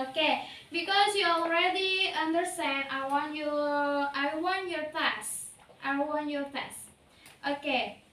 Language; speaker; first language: English; non-native, learner; Indonesian